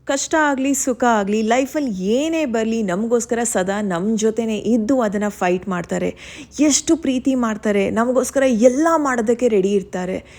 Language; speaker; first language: Kannada; non-native, local second language; Tulu